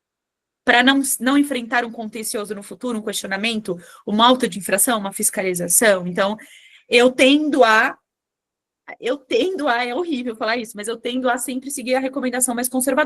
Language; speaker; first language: Portuguese; native; Portuguese